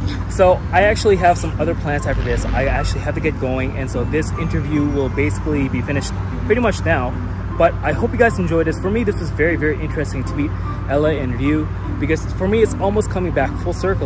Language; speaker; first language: English; native; English